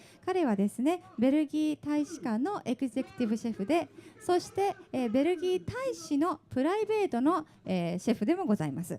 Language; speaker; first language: Japanese; native; Japanese